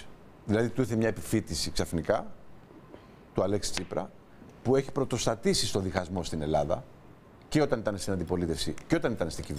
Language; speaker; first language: Greek; native; Greek